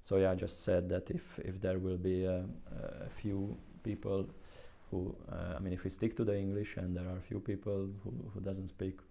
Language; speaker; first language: English; non-native, fluent; Hungarian